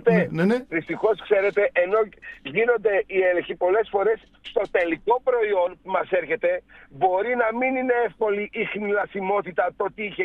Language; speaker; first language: Greek; native; Greek